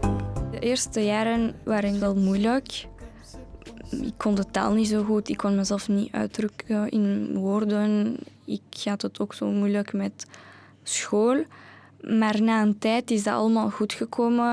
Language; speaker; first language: Dutch; early bilingual, other home language; Romanian